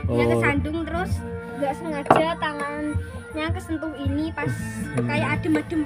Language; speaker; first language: Indonesian; non-native, local second language; Javanese